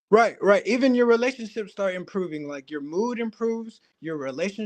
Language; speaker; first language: English; native; English